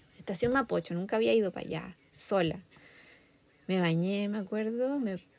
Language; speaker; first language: Spanish; native; Spanish